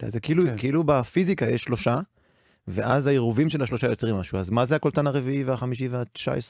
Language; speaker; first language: Hebrew; native; Hebrew